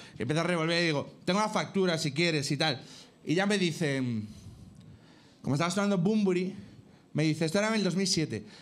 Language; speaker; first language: Spanish; native; Spanish